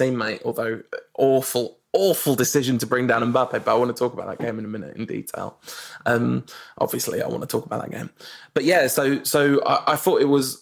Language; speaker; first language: English; native; English